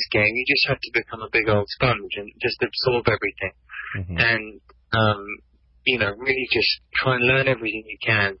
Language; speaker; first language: English; native; English